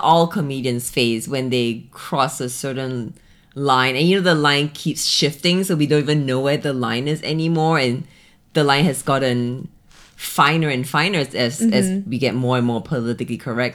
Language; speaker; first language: English; native; English